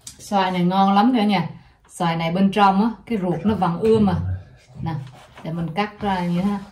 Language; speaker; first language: Vietnamese; native; Vietnamese